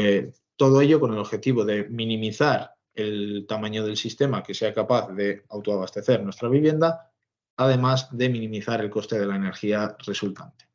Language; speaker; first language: Spanish; native; Spanish